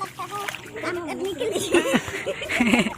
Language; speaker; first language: Hindi; non-native, learner; Bodo